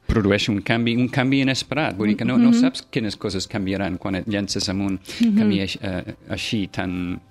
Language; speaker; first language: Catalan; non-native, fluent; English